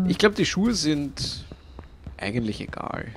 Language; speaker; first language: German; native; German